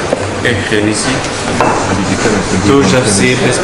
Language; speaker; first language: Russian; non-native, learner; Arabic